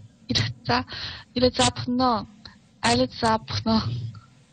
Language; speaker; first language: French; non-native, learner; Chinese